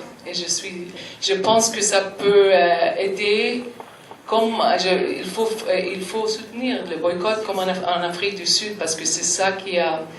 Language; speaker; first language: French; non-native, fluent; Arabic